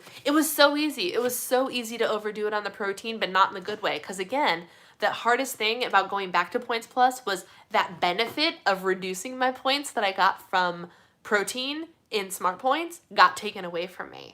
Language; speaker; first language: English; native; English